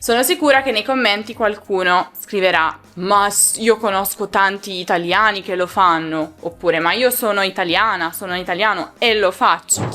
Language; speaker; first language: Italian; native; Italian